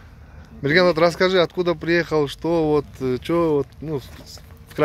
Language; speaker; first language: Russian; non-native, local second language; Kyrgyz